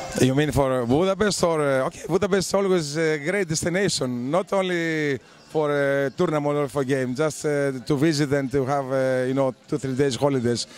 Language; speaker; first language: English; non-native, learner; Greek